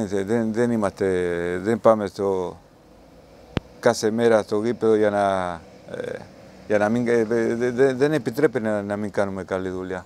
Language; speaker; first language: Greek; non-native, learner; Spanish